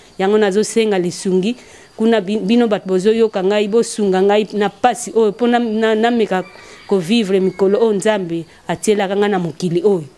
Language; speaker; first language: Lingala; non-native, local second language; Kongo